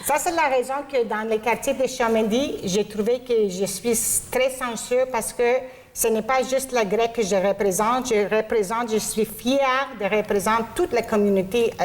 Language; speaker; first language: French; non-native, local second language; Greek